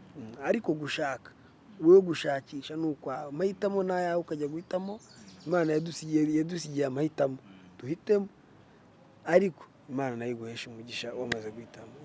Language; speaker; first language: Kinyarwanda; early bilingual, other home language; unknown